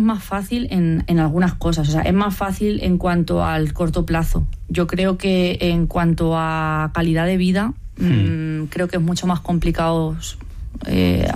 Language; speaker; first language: Spanish; native; Spanish